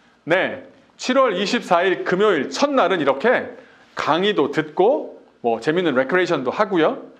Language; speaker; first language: Korean; native; Korean